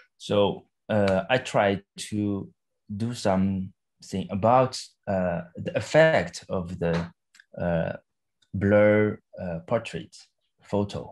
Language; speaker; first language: English; non-native, fluent; Chinese